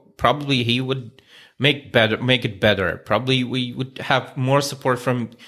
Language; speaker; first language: English; non-native, fluent; Russian